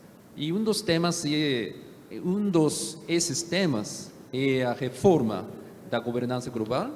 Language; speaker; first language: Portuguese; non-native, fluent; Japanese